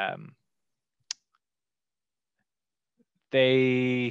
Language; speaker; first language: English; native; English